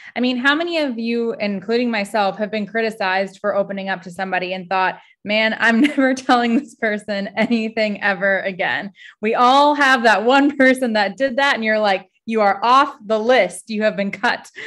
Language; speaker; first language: English; native; English